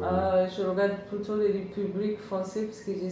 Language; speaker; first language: French; non-native, learner; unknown